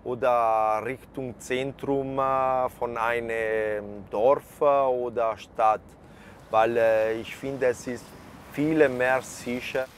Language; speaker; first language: German; non-native, fluent; Italian